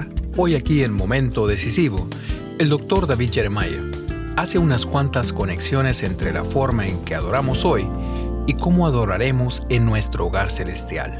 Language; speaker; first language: Spanish; native; Spanish